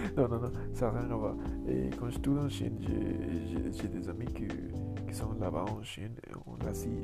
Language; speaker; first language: French; non-native, learner; Spanish